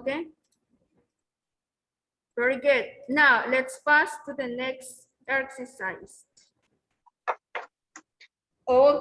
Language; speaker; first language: English; non-native, fluent; Spanish